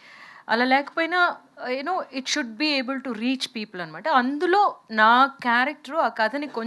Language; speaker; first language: Telugu; native; Telugu